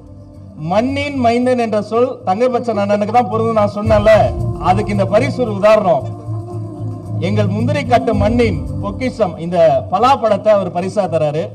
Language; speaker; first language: Tamil; native; Tamil